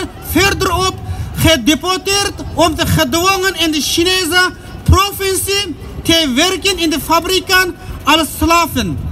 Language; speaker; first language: Dutch; non-native, learner; Uyghur